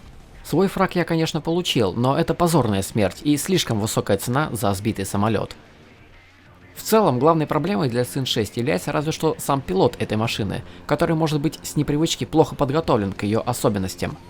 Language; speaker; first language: Russian; native; Russian